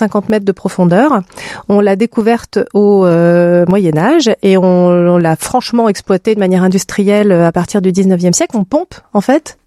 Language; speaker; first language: French; native; French